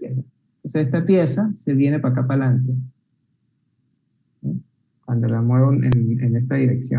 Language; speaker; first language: Spanish; native; Spanish